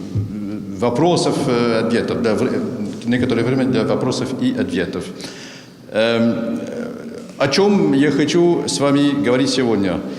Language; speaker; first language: Russian; non-native, fluent; French